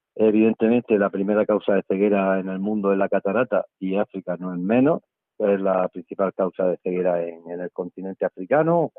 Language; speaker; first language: Spanish; native; Spanish